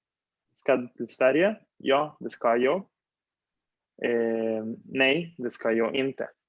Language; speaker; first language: Swedish; non-native, fluent; Spanish